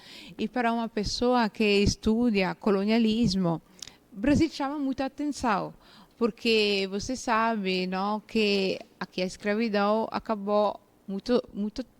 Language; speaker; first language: Portuguese; non-native, fluent; Italian